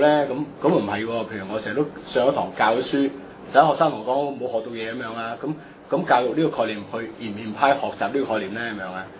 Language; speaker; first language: Chinese; non-native, local second language; Cantonese